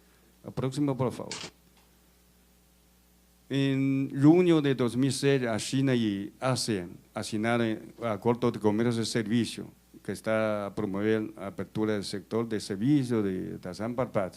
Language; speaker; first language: Spanish; non-native, fluent; Chinese